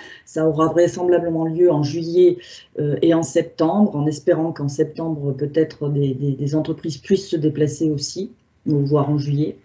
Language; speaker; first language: French; native; French